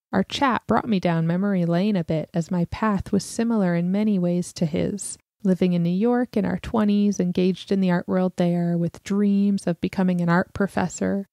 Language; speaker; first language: English; native; English